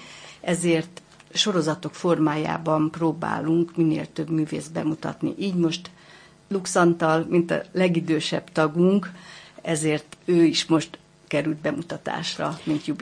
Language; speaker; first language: Hungarian; native; Hungarian